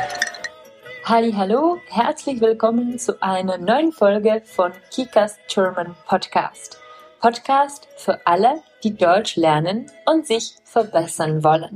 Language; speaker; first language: German; non-native, fluent; Czech